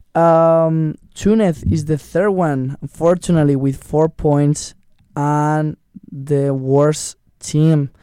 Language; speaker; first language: English; non-native, learner; Spanish